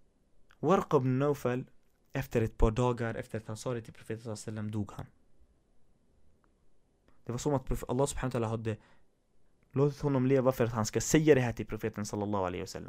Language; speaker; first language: Swedish; early bilingual, other home language; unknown